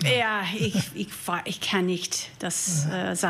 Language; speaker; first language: German; non-native, learner; English